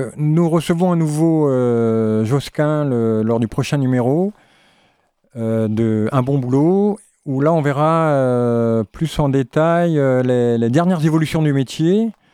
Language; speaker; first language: French; native; French